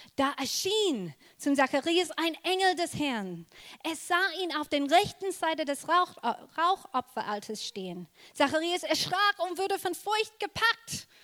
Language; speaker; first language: German; non-native, fluent; English